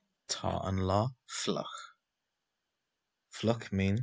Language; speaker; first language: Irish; non-native, local second language; English